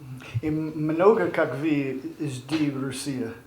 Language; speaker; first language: Russian; non-native, learner; English